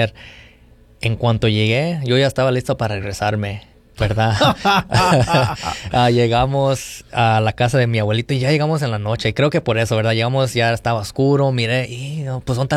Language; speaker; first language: Spanish; early bilingual, heritage; Spanish